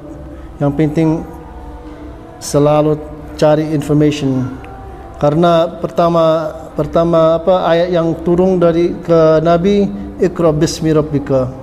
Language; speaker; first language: Indonesian; non-native, fluent; English